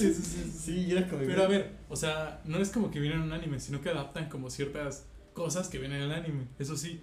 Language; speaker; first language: Spanish; native; Spanish